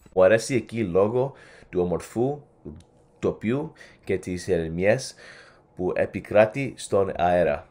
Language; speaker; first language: Greek; early bilingual, heritage; English